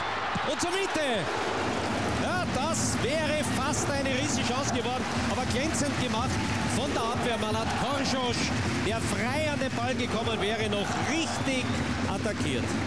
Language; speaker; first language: German; native; German